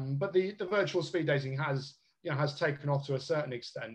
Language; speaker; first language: English; native; English